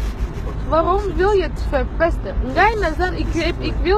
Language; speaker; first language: Dutch; early bilingual, other home language; Lingala